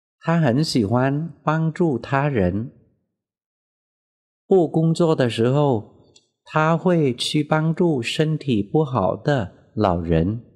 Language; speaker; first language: Chinese; non-native, fluent; Vietnamese